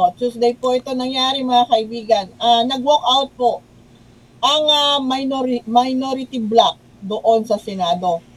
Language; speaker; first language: Filipino; non-native, local second language; Cebuano